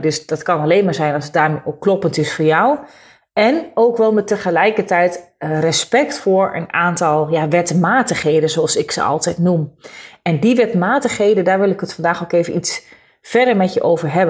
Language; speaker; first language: Dutch; native; Dutch